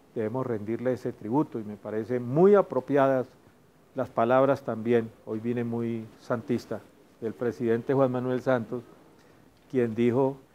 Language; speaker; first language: Spanish; native; Spanish